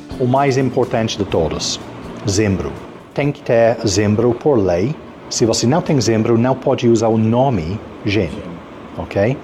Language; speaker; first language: Portuguese; non-native, fluent; English